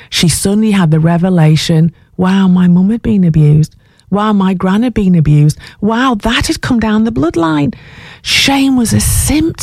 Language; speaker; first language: English; native; English